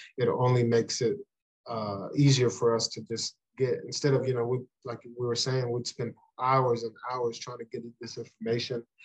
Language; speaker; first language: English; early bilingual, other home language; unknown